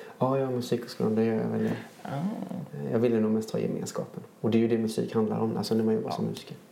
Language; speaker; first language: Swedish; native; Swedish